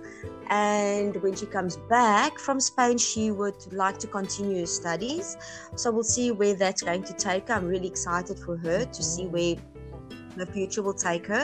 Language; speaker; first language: English; non-native, local second language; Afrikaans